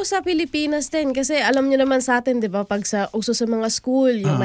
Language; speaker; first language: Filipino; native; Filipino